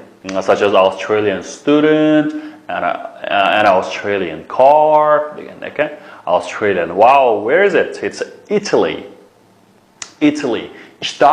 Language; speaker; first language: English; non-native, fluent; Uyghur